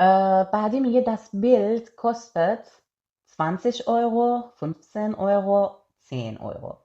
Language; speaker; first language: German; non-native, fluent; Persian